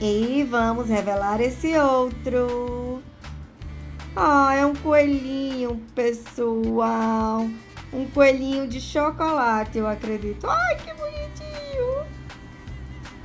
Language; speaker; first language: Portuguese; native; Portuguese